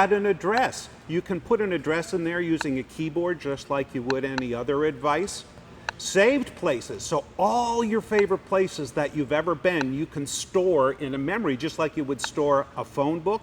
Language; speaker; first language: English; native; English